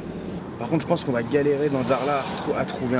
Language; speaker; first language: French; native; French